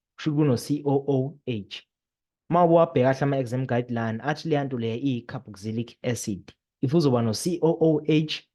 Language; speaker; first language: Zulu; native; Zulu